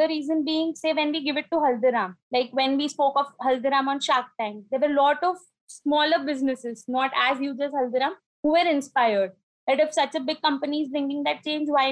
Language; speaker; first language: English; non-native, local second language; Marathi